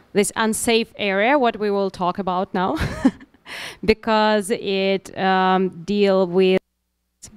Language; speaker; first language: English; non-native, learner; Russian